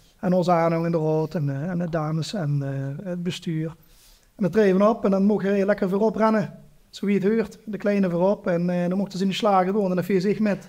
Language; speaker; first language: Dutch; native; Dutch